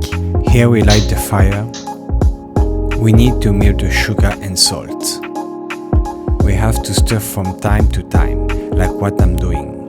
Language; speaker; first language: English; non-native, fluent; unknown